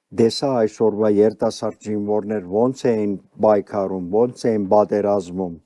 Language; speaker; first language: Armenian; early bilingual, heritage; Armenian